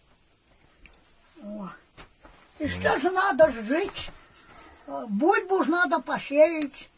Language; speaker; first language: Russian; non-native, local second language; Belarusian